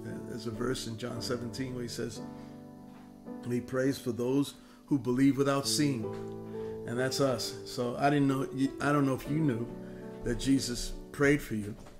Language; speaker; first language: English; early bilingual, other home language; Spanish